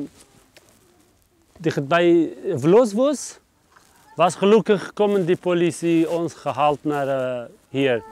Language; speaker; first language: Dutch; non-native, learner; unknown